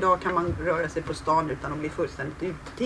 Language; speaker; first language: Swedish; native; Swedish